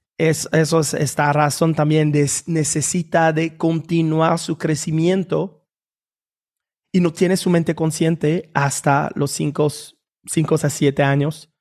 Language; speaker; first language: Spanish; non-native, fluent; French